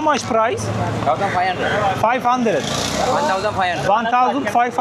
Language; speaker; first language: English; non-native, learner; Turkish